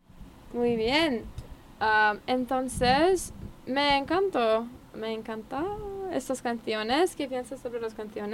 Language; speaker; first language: Spanish; non-native, learner; English